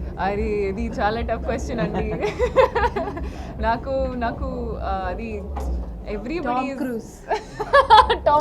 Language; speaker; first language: Telugu; non-native, learner; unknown